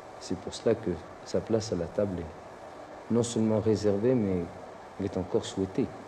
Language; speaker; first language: French; non-native, local second language; Arabic